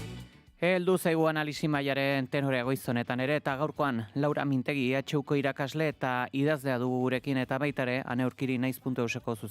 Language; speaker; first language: Basque; native; Basque